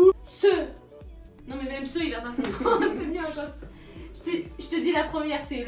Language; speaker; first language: French; native; French